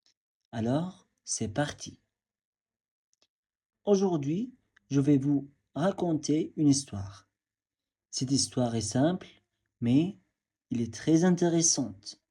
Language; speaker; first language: French; non-native, fluent; Arabic